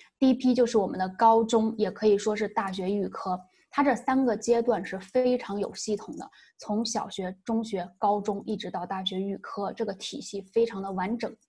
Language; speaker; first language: Chinese; native; Chinese